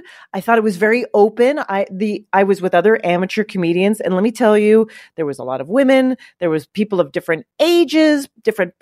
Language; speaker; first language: English; native; English